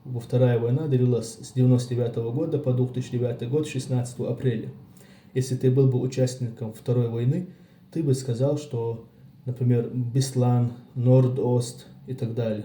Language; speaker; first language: Russian; non-native, local second language; Chechen